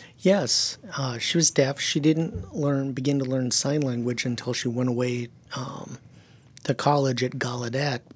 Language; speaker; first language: English; early bilingual, other home language; German